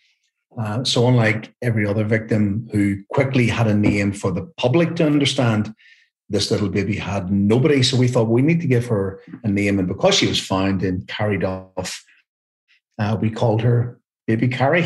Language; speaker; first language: English; native; English